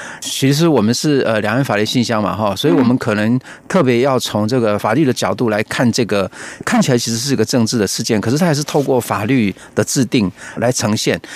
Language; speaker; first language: Chinese; native; Chinese